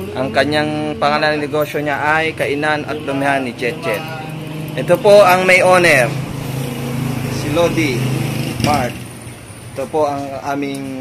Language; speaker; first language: Filipino; native; Filipino